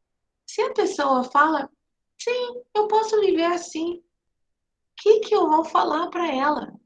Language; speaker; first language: Portuguese; non-native, fluent; English